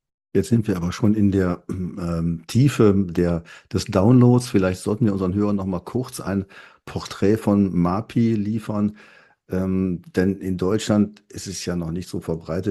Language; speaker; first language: German; native; German